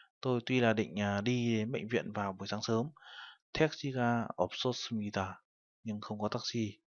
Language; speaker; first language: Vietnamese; native; Vietnamese